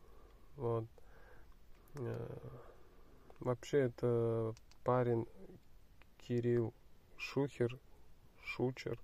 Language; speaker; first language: Russian; non-native, fluent; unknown